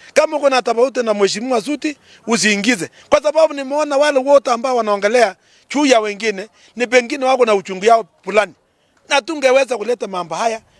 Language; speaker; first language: Swahili; non-native, local second language; Kalenjin